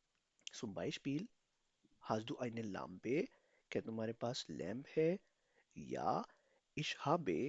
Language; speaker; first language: German; non-native, fluent; Urdu